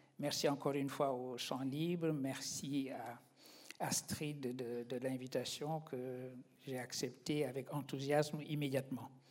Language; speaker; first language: French; non-native, local second language; Wolof